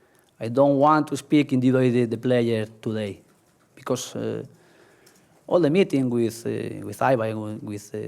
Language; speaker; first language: English; non-native, learner; Spanish